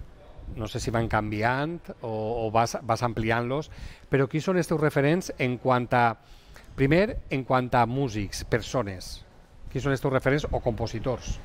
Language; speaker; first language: Catalan; native; Catalan